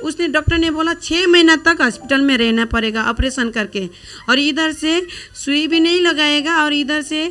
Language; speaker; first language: Hindi; non-native, local second language; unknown